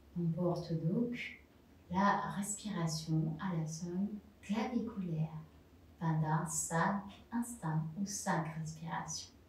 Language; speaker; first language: French; non-native, fluent; Spanish